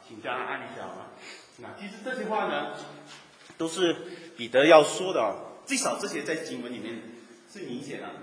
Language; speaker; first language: Chinese; native; Chinese